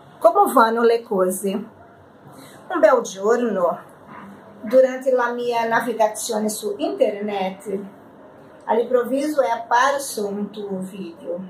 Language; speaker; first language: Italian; non-native, fluent; Portuguese